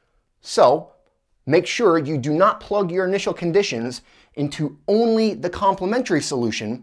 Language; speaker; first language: English; native; English